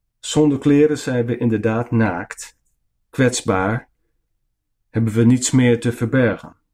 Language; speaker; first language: Dutch; non-native, local second language; Western Frisian